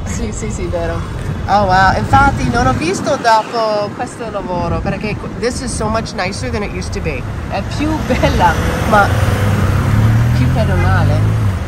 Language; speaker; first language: Italian; non-native, learner; English